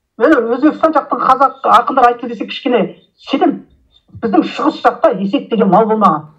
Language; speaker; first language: Kazakh; native; Kazakh